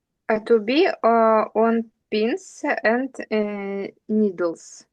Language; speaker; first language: English; non-native, learner; Russian